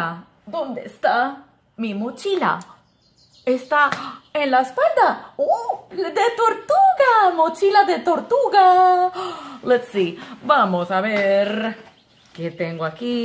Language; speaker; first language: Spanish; non-native, fluent; English